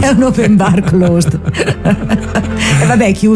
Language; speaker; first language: Italian; native; Italian